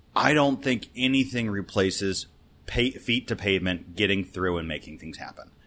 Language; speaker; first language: English; native; English